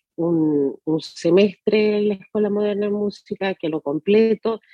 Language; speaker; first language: Spanish; native; Spanish